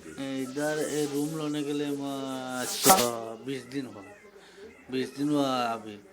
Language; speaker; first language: Hindi; non-native, local second language; Bangla